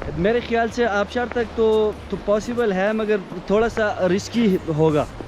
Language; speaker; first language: Urdu; non-native, local second language; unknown